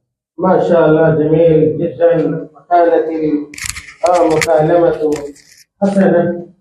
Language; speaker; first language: Arabic; non-native, fluent; Urdu